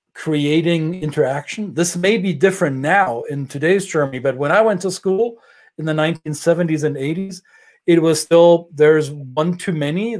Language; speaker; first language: English; non-native, fluent; German